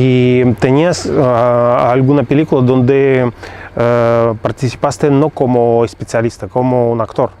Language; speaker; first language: Spanish; non-native, fluent; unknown